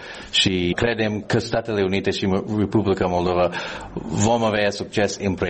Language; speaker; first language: Romanian; non-native, fluent; English